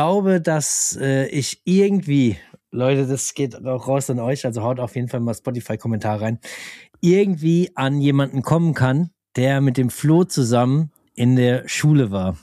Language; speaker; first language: German; native; German